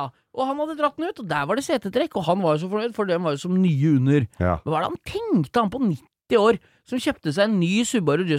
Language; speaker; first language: Norwegian; native; Norwegian